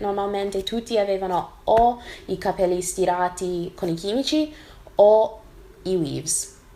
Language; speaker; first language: Italian; non-native, fluent; English